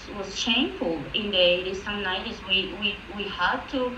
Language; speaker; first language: English; non-native, fluent; Spanish